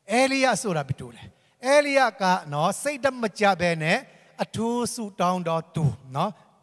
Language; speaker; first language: Burmese; non-native, local second language; Tedim Chin